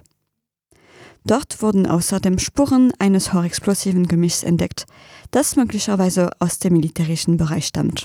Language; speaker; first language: German; non-native, fluent; French